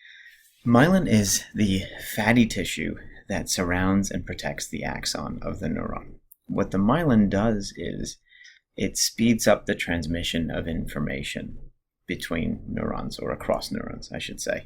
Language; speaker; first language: English; native; English